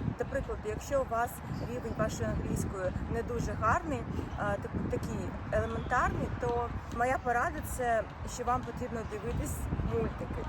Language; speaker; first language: Ukrainian; non-native, local second language; Russian